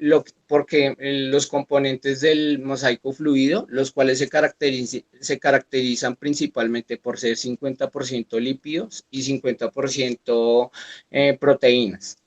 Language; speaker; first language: Spanish; native; Spanish